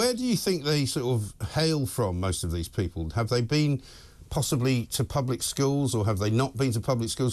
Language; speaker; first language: English; native; English